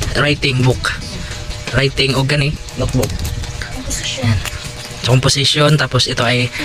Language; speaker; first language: Filipino; non-native, local second language; Cebuano